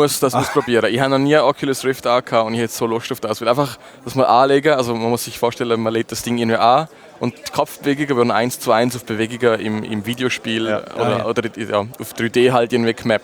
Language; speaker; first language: German; native; German